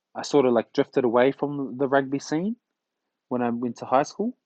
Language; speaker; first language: English; early bilingual, other home language; Tongan